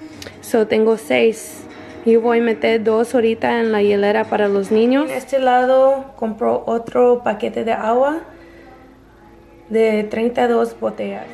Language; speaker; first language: Spanish; early bilingual, heritage; Spanish